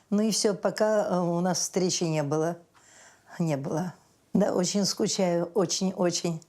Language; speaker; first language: Russian; non-native, local second language; Azerbaijani